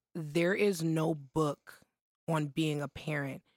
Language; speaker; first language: English; early bilingual, other home language; Haitian Creole